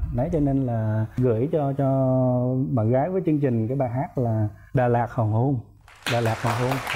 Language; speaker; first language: Vietnamese; native; Vietnamese